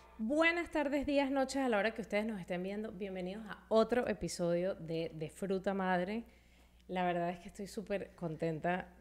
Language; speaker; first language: Spanish; native; Spanish